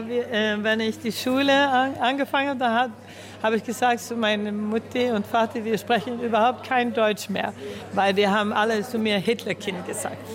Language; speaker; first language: German; early bilingual, heritage; Swedish